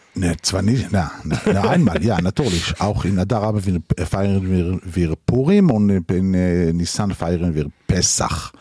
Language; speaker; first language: German; non-native, learner; Hebrew